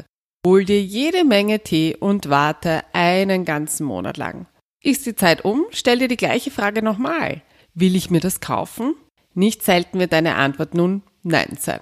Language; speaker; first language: German; native; German